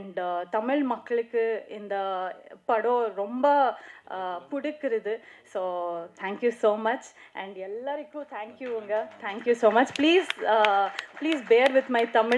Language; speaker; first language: Tamil; non-native, learner; Kannada